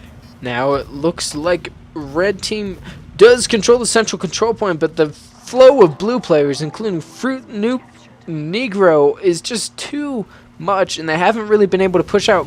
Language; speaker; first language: English; native; English